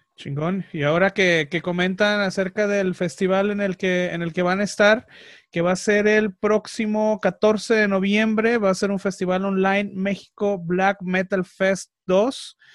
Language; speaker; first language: Spanish; native; Spanish